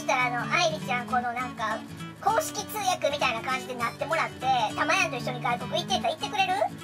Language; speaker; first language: Japanese; native; Japanese